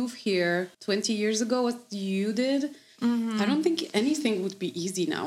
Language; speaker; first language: English; non-native, fluent; Polish